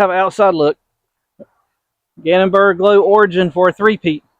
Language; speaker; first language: English; native; English